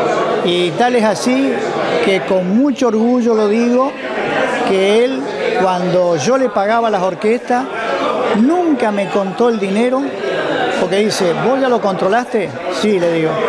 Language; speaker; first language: Spanish; native; Spanish